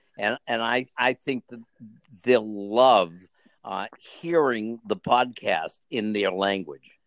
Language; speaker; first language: English; native; English